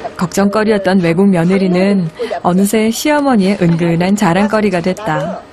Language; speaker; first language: Korean; native; Korean